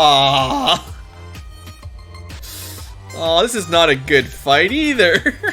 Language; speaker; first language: English; native; English